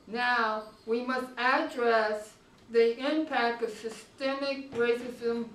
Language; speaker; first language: English; native; English